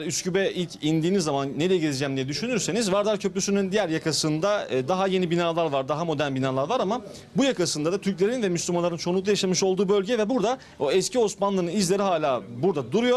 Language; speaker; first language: Turkish; native; Turkish